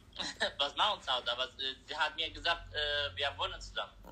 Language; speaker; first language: German; non-native, learner; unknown